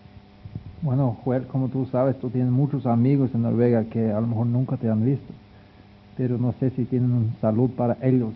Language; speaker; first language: Spanish; non-native, fluent; Norwegian